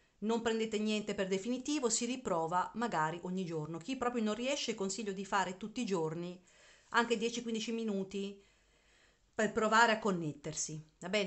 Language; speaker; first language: Italian; native; Italian